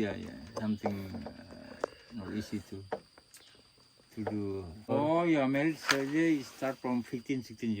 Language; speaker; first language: English; non-native, learner; Indonesian